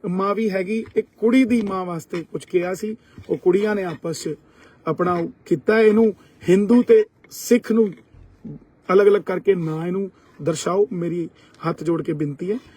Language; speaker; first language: Hindi; native; Hindi